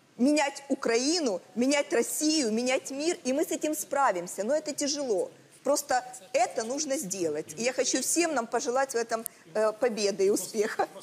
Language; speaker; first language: Russian; native; Russian